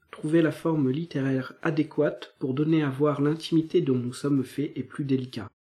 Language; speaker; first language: French; native; French